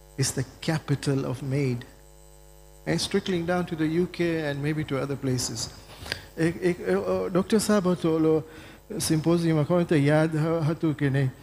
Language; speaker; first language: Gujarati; early bilingual, heritage; Gujarati